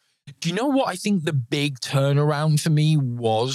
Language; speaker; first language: English; native; English